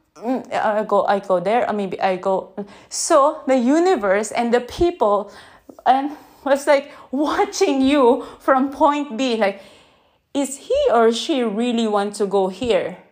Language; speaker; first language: English; non-native, local second language; Filipino